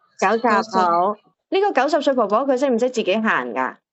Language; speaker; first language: Cantonese; native; Cantonese